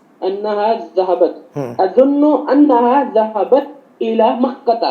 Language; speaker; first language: Arabic; non-native, learner; Urdu